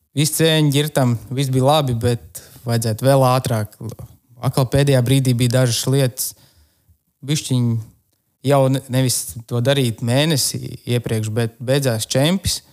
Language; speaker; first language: Latvian; native; Latvian